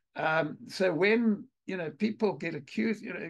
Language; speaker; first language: English; native; English